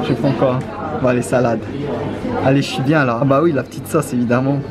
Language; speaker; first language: French; native; French